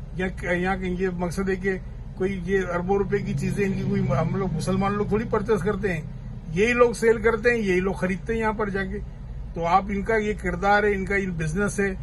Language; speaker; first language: Urdu; native; Urdu